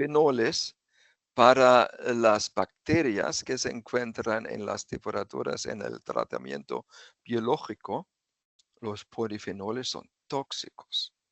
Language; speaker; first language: Spanish; non-native, fluent; German